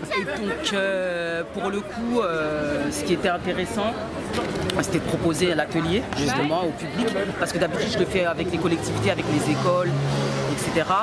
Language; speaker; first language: French; early bilingual, other home language; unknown